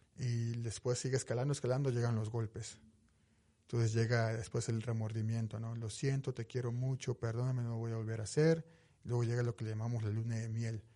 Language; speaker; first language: Spanish; native; Spanish